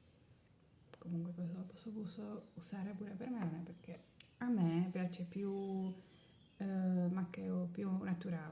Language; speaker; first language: Italian; non-native, learner; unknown